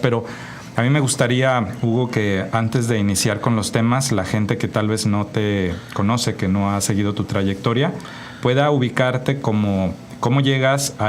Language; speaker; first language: Spanish; native; Spanish